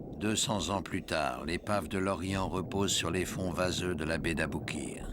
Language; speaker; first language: French; native; French